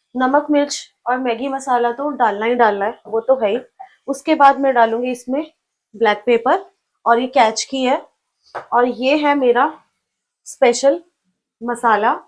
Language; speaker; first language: Hindi; native; Hindi